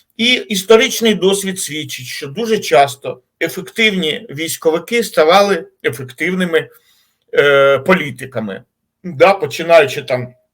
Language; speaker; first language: Ukrainian; native; Ukrainian